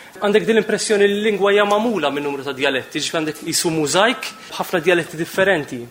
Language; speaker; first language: Maltese; native; Maltese